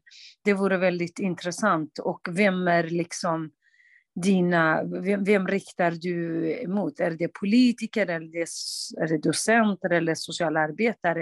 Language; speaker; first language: Swedish; non-native, fluent; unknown